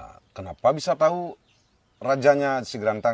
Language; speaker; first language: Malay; non-native, local second language; Balinese